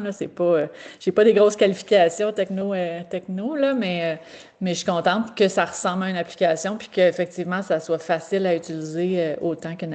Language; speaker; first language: French; native; French